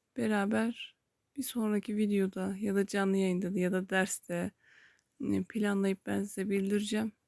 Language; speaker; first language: Turkish; native; Turkish